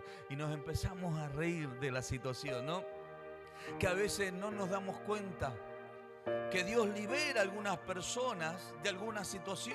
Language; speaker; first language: Spanish; native; Spanish